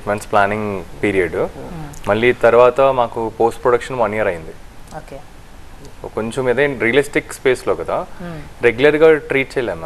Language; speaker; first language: Telugu; native; Telugu